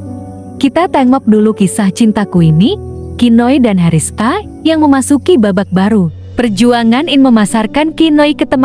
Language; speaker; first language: Indonesian; native; Indonesian